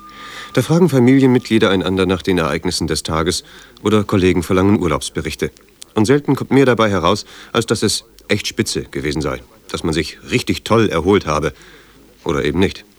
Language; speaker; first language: German; native; German